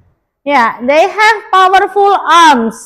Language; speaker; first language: English; non-native, learner; Indonesian